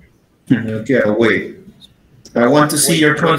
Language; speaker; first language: English; non-native, fluent; Spanish